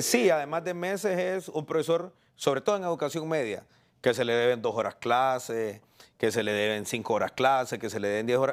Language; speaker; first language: Spanish; native; Spanish